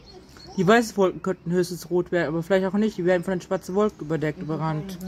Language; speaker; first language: German; native; German